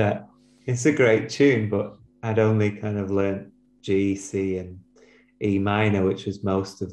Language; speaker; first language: English; native; English